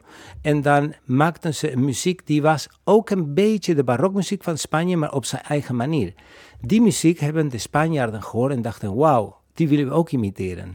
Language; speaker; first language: Dutch; non-native, fluent; Spanish